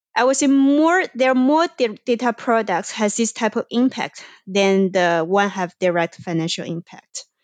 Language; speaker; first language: English; non-native, fluent; Chinese